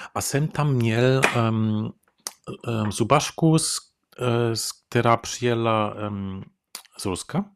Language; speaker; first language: Czech; early bilingual, heritage; Czech